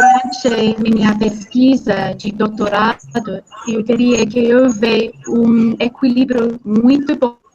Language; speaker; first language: Portuguese; non-native, fluent; English